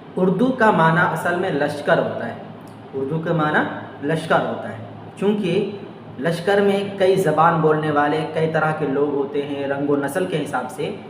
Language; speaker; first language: Urdu; native; Urdu